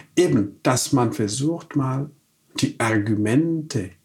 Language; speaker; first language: German; non-native, fluent; Wolof